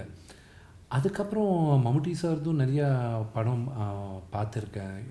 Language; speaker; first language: Tamil; non-native, local second language; Telugu